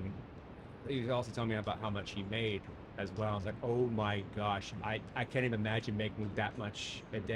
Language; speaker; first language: English; native; English